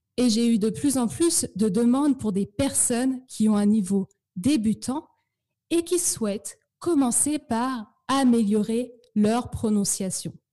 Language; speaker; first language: French; native; French